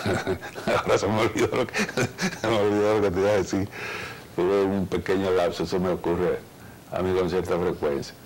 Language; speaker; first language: Spanish; native; Spanish